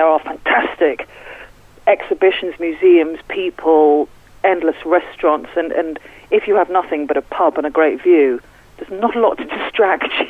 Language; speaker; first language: English; native; English